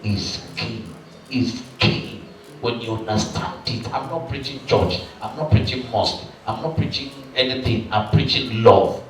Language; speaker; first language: English; non-native, local second language; Yoruba